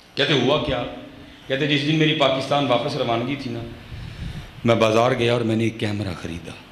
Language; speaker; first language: Urdu; non-native, local second language; Punjabi